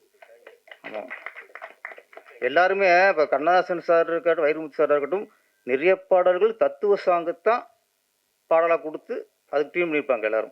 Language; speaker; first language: Tamil; native; Tamil